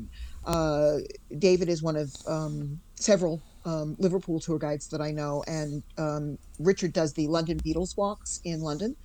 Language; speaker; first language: English; native; English